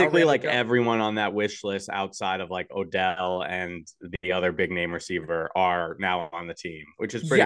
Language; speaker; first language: English; native; English